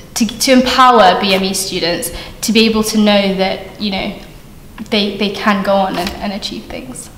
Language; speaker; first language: English; native; English